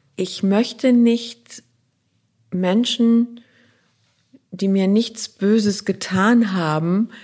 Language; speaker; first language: German; non-native, local second language; French